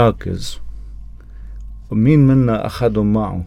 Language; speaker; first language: Arabic; native; Arabic